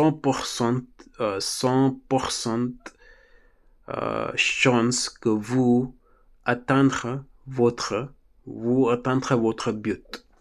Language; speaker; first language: French; non-native, learner; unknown